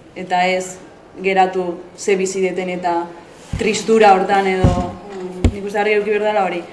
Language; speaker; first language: Basque; native; Basque